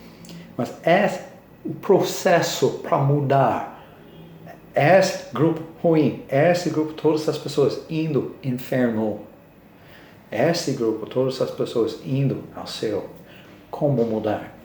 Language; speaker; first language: Portuguese; non-native, learner; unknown